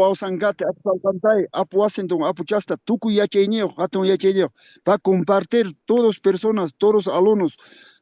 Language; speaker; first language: Spanish; non-native, local second language; Quechua